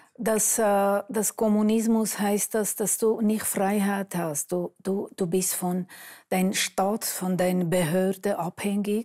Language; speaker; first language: German; non-native, fluent; Armenian